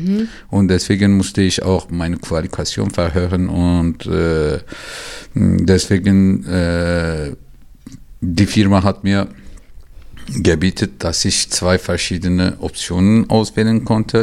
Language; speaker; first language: German; non-native, learner; Turkish